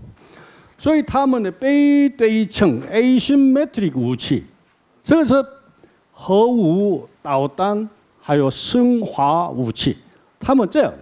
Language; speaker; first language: Chinese; non-native, learner; Korean